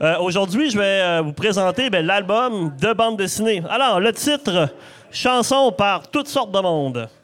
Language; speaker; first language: French; native; French